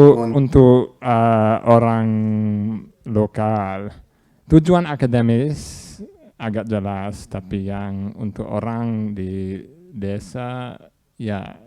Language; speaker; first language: Indonesian; non-native, learner; English